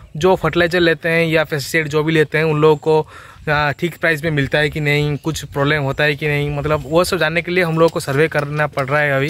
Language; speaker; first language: Hindi; non-native, local second language; Odia